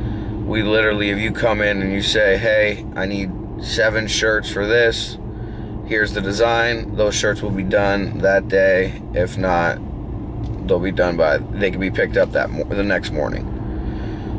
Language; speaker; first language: English; native; English